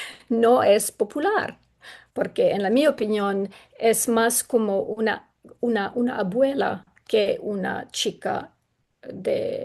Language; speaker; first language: Spanish; non-native, learner; English